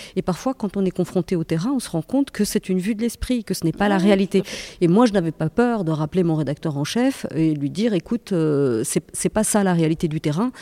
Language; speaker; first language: French; native; French